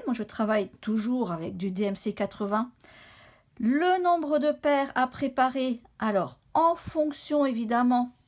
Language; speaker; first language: French; native; French